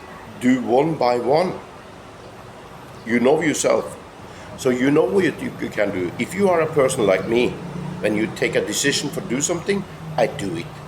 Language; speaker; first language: English; non-native, fluent; Norwegian